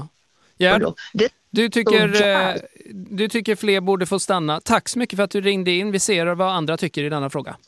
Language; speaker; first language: Swedish; native; Swedish